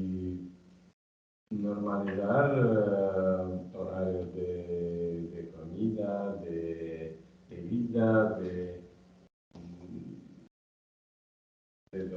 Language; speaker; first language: Spanish; non-native, learner; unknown